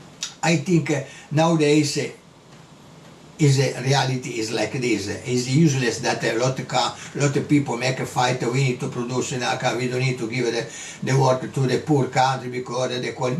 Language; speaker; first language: English; non-native, learner; Italian